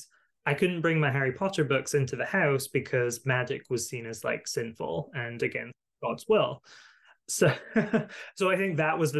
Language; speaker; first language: English; native; English